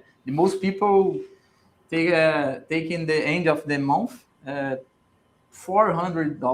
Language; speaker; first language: English; non-native, learner; Portuguese